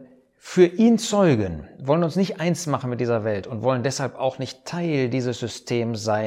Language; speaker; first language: German; native; German